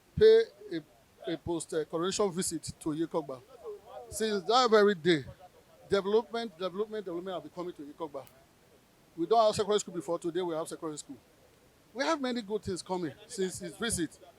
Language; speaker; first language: Nigerian Pidgin; non-native, local second language; Bini